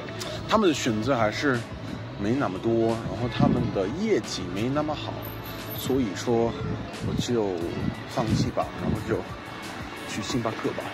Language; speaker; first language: Chinese; non-native, learner; English